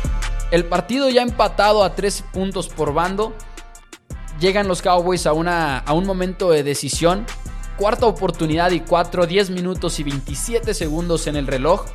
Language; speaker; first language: Spanish; native; Spanish